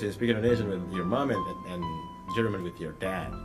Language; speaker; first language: English; non-native, fluent; Indonesian